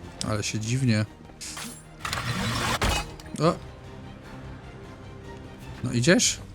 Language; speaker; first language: Polish; native; Polish